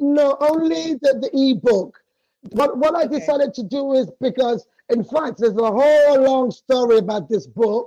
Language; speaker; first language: English; non-native, local second language; Krio